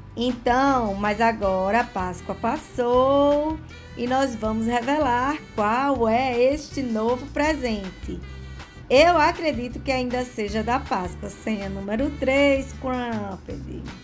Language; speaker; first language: Portuguese; native; Portuguese